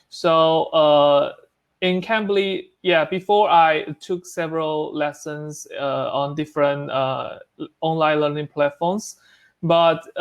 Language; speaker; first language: English; non-native, learner; Chinese